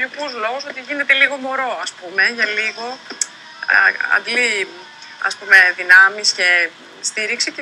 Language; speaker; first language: Greek; native; Greek